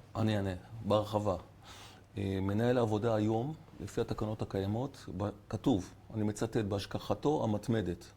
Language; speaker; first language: Hebrew; native; Hebrew